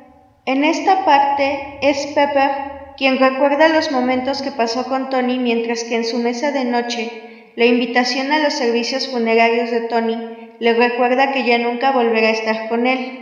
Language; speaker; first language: Spanish; native; Spanish